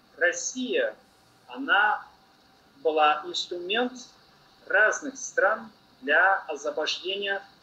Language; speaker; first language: Russian; non-native, fluent; Portuguese